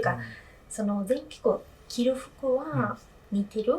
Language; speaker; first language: Japanese; non-native, fluent; Italian